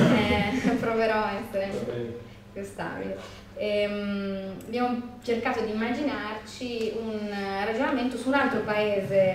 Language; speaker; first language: Italian; native; Italian